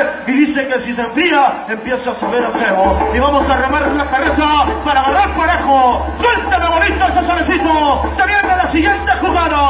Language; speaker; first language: Spanish; native; Spanish